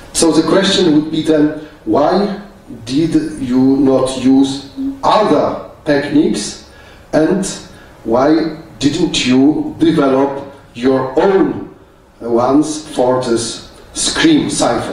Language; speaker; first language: English; non-native, fluent; Polish